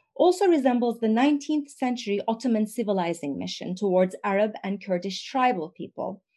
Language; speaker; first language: English; non-native, fluent; Turkish